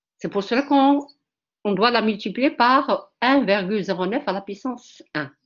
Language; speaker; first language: French; non-native, local second language; Arabic